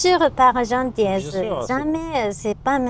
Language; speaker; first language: French; non-native, learner; Japanese